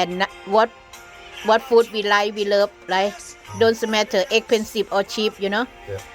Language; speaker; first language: English; non-native, learner; Thai